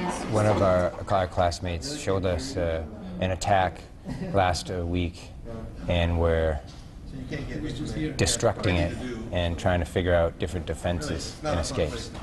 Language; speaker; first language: English; native; English